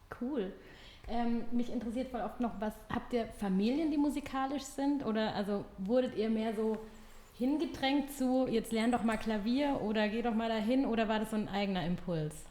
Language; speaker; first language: German; native; German